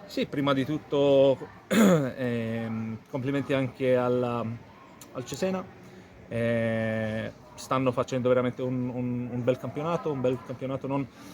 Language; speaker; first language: Italian; non-native, fluent; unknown